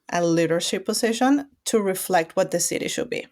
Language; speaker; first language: English; non-native, fluent; Spanish